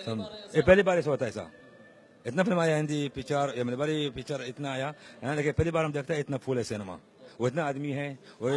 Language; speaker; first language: Hindi; non-native, learner; Arabic